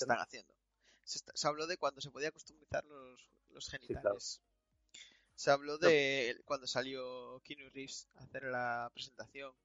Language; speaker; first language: Spanish; native; Spanish